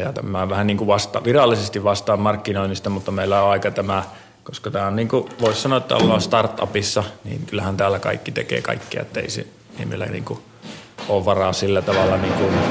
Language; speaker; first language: Finnish; native; Finnish